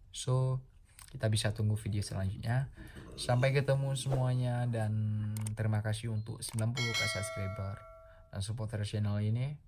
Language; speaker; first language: Indonesian; non-native, local second language; Achinese